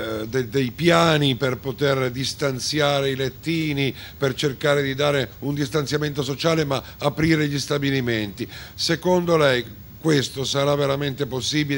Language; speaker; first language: Italian; native; Italian